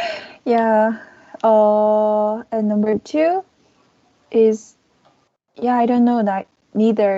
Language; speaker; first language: English; non-native, learner; Korean